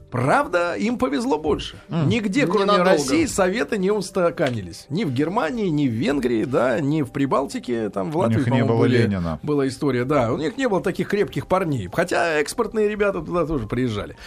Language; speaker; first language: Russian; native; Russian